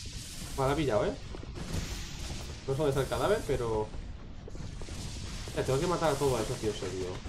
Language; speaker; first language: Spanish; native; Spanish